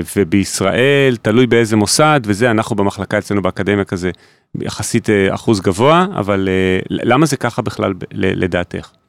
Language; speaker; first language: Hebrew; native; Hebrew